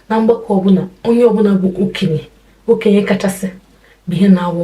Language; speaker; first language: Igbo; native; Igbo